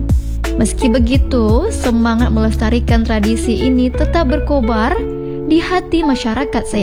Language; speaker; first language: Indonesian; native; Indonesian